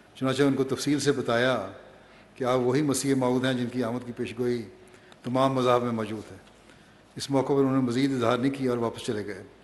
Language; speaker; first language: Urdu; native; Urdu